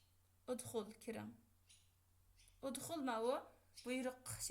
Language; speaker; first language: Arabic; non-native, fluent; Uyghur